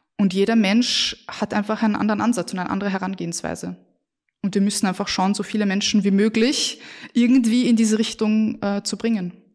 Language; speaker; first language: German; early bilingual, other home language; Bosnian